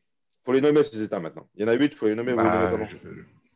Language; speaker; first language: French; native; French